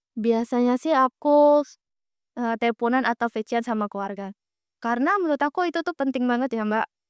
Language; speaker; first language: Indonesian; native; Indonesian